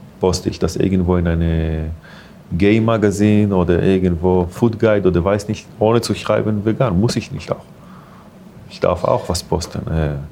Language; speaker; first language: German; non-native, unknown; Hebrew